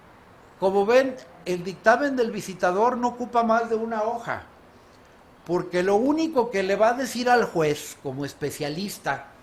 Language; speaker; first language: Spanish; native; Spanish